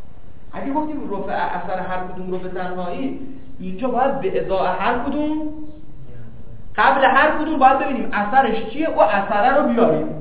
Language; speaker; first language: Persian; native; Persian